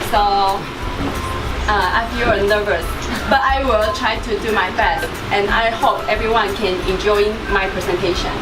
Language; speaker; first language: English; non-native, learner; Chinese